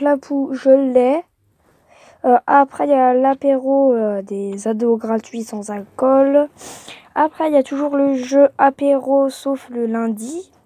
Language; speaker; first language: French; native; French